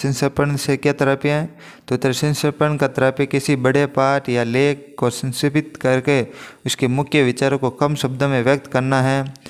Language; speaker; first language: Hindi; native; Hindi